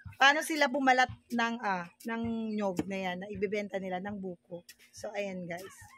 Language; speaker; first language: Filipino; non-native, local second language; Bikol